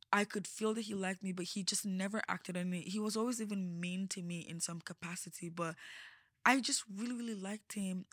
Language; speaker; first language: English; non-native, local second language; Yoruba